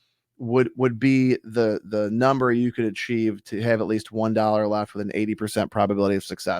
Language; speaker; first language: English; native; English